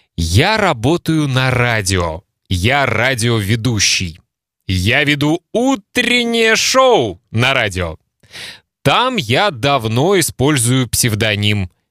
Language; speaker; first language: Russian; native; Russian